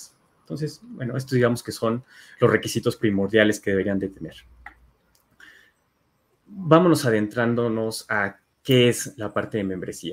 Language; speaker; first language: Spanish; native; Spanish